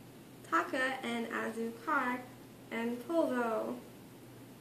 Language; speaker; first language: Spanish; non-native, learner; English